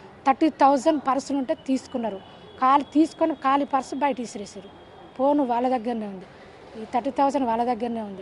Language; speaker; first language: Telugu; native; Telugu